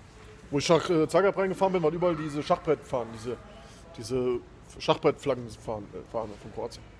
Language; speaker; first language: German; native; German